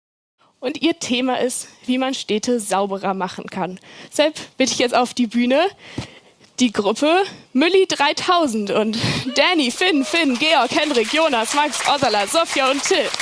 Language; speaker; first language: German; native; German